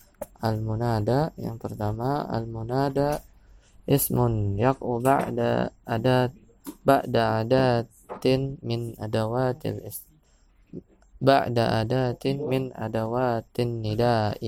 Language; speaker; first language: Arabic; non-native, fluent; Indonesian